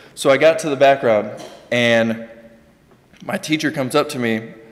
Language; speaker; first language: English; native; English